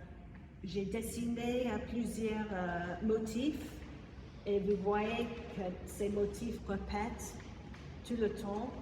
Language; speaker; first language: French; non-native, fluent; English